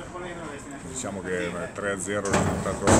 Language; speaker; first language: Italian; native; Italian